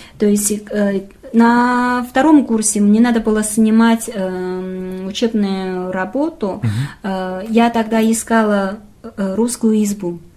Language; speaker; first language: Russian; non-native, fluent; Chinese